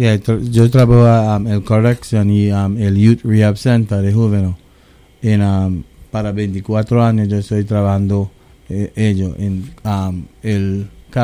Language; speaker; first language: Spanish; early bilingual, heritage; English